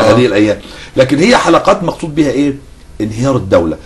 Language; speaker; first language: Arabic; native; Arabic